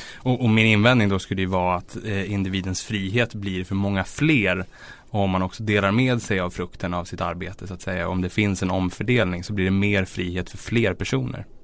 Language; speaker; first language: Swedish; native; Swedish